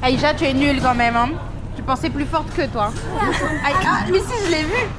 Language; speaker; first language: French; native; French